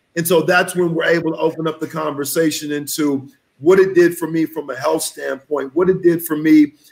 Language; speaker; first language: English; native; English